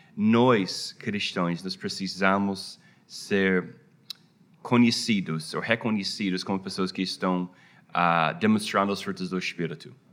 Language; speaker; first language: Portuguese; non-native, fluent; English